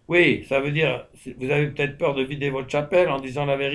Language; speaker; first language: French; native; French